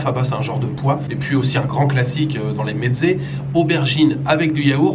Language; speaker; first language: French; native; French